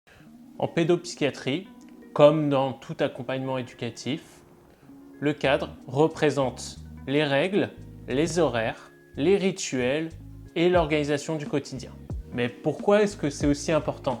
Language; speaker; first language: French; native; French